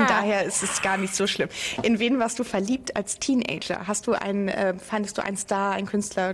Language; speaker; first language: German; native; German